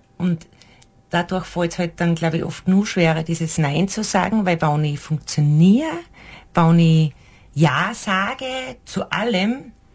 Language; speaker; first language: German; native; German